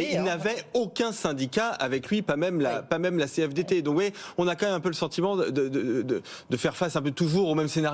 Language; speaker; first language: French; native; French